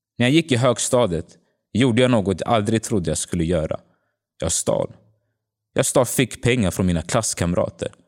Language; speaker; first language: Swedish; early bilingual, other home language; Tigrinya